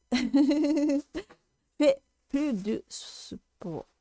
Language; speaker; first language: French; non-native, learner; Japanese